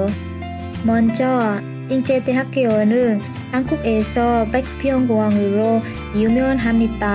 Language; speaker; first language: Korean; non-native, learner; Vietnamese